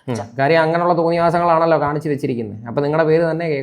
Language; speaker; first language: Malayalam; native; Malayalam